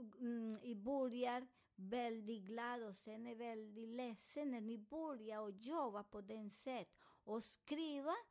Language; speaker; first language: Swedish; non-native, fluent; Spanish